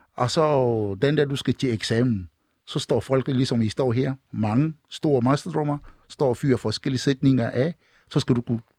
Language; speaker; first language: Danish; non-native, fluent; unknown